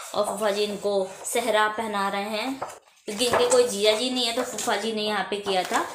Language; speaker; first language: Hindi; native; Hindi